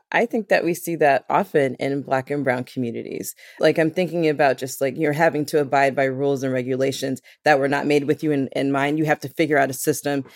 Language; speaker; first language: English; native; English